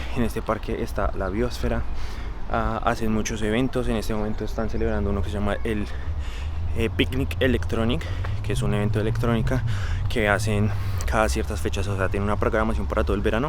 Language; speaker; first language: Spanish; native; Spanish